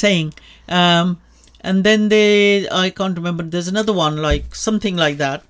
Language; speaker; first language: English; non-native, local second language; Punjabi